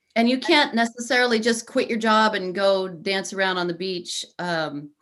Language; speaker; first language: English; native; English